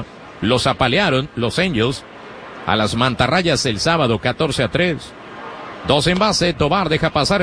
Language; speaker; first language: Spanish; native; Spanish